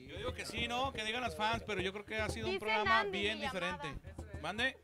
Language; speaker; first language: Spanish; native; Spanish